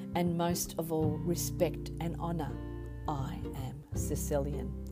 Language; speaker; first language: English; native; English